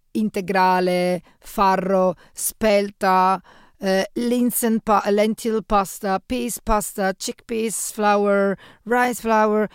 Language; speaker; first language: English; non-native, fluent; Italian